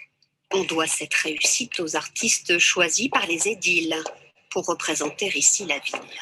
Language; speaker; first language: French; native; French